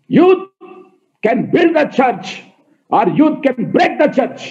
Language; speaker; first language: English; non-native, local second language; Kannada